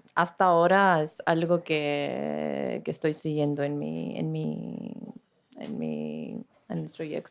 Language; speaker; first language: Spanish; non-native, fluent; Greek